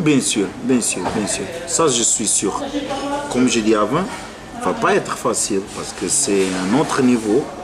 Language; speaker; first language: French; non-native, fluent; Portuguese